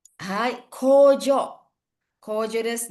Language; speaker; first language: Japanese; non-native, fluent; Indonesian